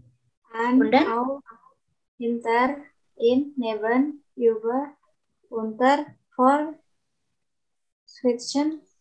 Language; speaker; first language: German; non-native, learner; Indonesian